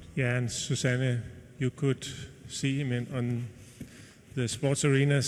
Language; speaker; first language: English; non-native, fluent; Danish